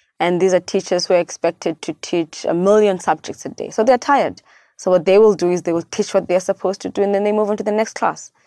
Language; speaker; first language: English; non-native, local second language; Xhosa